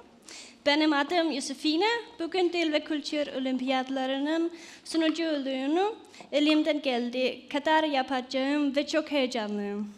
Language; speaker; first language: Turkish; non-native, learner; Danish